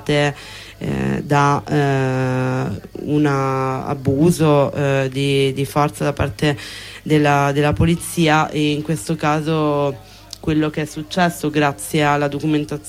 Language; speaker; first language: Italian; native; Italian